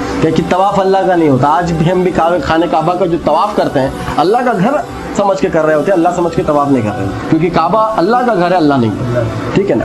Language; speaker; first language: Urdu; native; Urdu